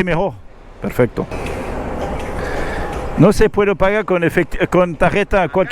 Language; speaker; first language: Spanish; non-native, learner; French